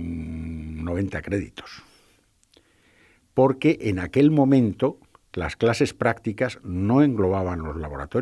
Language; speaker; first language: Spanish; native; Spanish